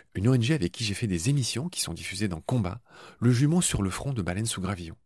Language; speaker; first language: French; native; French